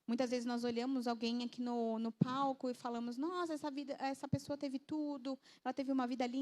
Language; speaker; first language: Portuguese; native; Portuguese